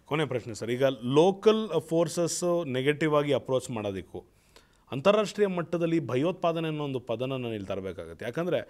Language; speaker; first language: Kannada; native; Kannada